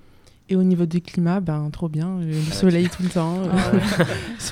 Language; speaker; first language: French; native; French